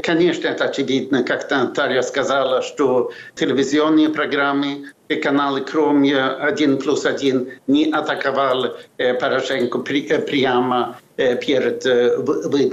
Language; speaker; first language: Russian; non-native, fluent; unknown